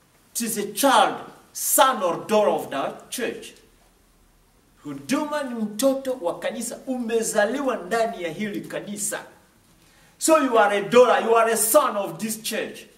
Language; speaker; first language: English; non-native, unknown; Swahili